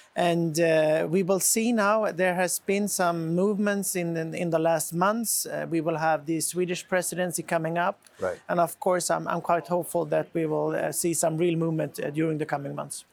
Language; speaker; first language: English; non-native, fluent; Swedish